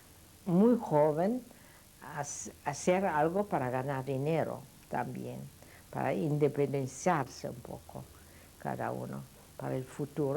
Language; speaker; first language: Spanish; non-native, fluent; Yiddish